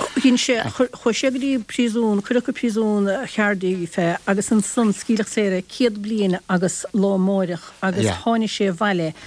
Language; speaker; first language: Irish; native; Irish